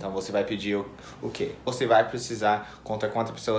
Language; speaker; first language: Portuguese; non-native, fluent; English